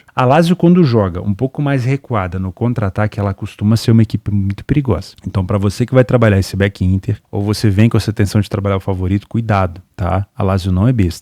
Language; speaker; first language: Portuguese; native; Portuguese